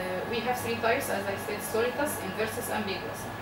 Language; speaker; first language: English; non-native, fluent; Arabic